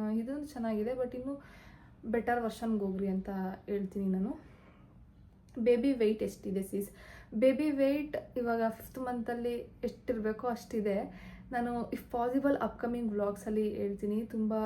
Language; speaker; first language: Kannada; native; Kannada